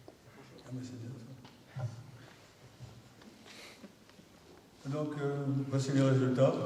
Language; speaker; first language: French; native; French